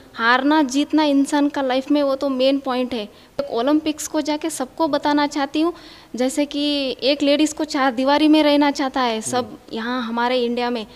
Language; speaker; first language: Hindi; non-native, local second language; Kannada